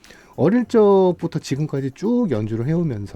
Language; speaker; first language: Korean; native; Korean